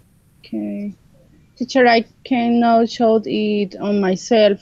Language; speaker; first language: English; non-native, learner; Spanish